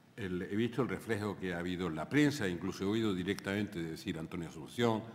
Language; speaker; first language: Spanish; native; Spanish